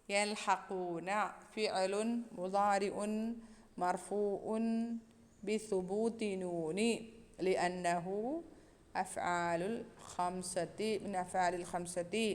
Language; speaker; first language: Arabic; non-native, fluent; Malayalam